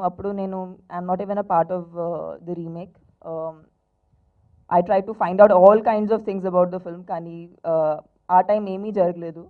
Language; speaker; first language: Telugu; non-native, fluent; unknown